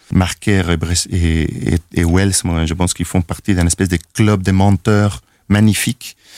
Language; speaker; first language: French; non-native, fluent; Spanish